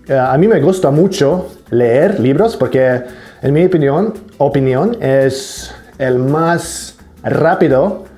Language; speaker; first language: Spanish; non-native, learner; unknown